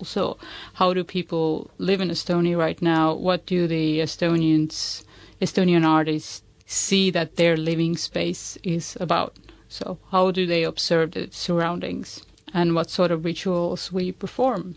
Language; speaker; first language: English; non-native, fluent; Estonian